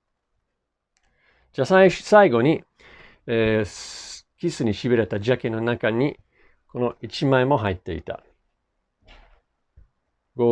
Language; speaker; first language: Japanese; non-native, fluent; English